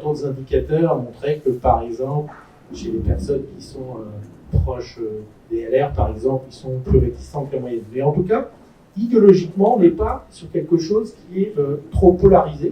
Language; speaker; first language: French; native; French